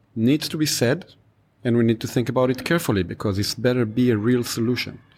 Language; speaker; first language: English; non-native, fluent; Hebrew